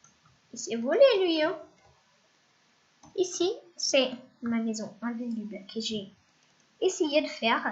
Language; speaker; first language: French; non-native, fluent; Spanish